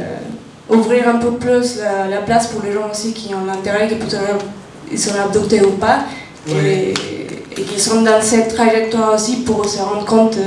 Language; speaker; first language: French; non-native, fluent; Spanish